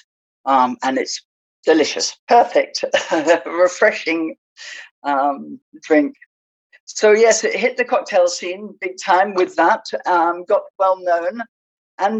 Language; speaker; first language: English; native; English